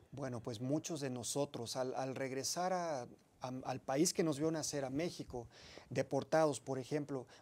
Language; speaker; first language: Spanish; early bilingual, heritage; Spanish